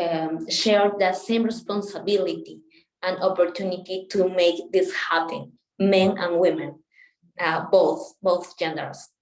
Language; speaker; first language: English; non-native, local second language; Spanish